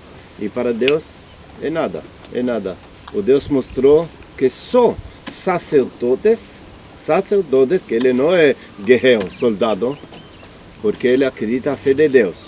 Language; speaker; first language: Portuguese; non-native, learner; Hebrew